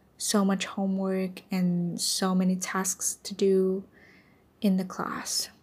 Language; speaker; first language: English; non-native, fluent; Vietnamese